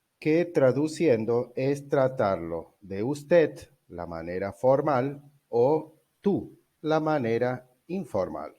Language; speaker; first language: Spanish; non-native, fluent; Portuguese